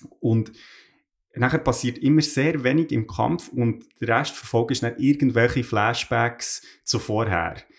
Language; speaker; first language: German; native; German